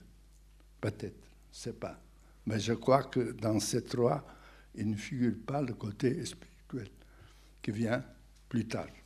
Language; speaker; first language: French; non-native, fluent; Portuguese